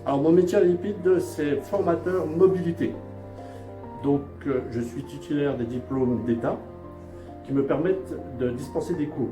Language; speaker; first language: French; native; French